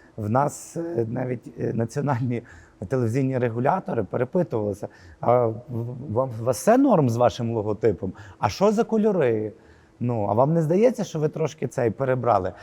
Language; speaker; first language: Ukrainian; native; Ukrainian